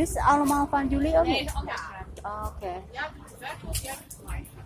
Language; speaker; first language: Dutch; non-native, learner; Thai